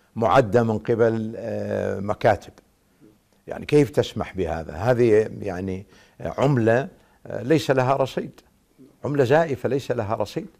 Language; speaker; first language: Arabic; native; Arabic